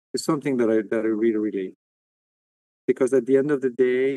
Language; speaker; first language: English; non-native, fluent; Persian